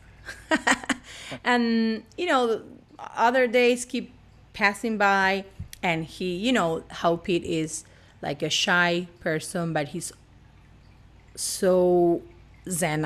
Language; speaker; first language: English; non-native, fluent; Spanish